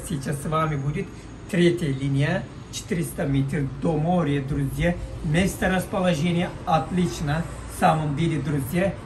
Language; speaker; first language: Russian; non-native, learner; Turkish